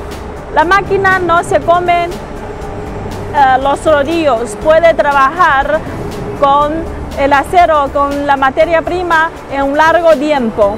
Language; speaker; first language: Spanish; non-native, learner; Chinese